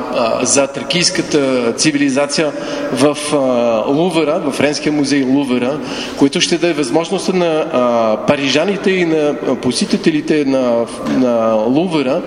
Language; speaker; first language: Bulgarian; non-native, fluent; French